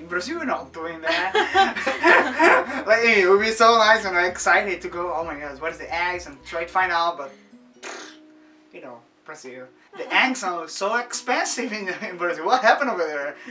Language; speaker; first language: English; non-native, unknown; Portuguese